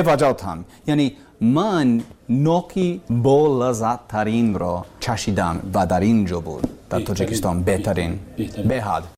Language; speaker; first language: Persian; non-native, learner; English